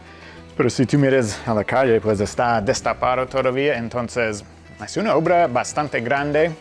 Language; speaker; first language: Spanish; non-native, fluent; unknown